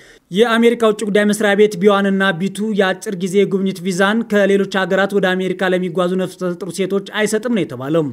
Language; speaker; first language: Amharic; native; Amharic